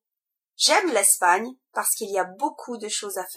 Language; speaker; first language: French; non-native, learner; English